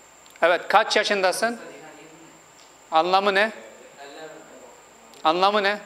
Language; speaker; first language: Turkish; non-native, fluent; Urdu